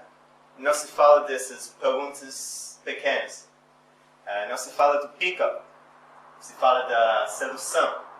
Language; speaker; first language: Portuguese; non-native, fluent; English